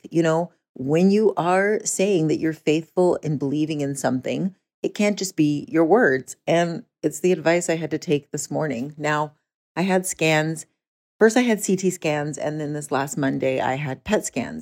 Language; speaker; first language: English; native; English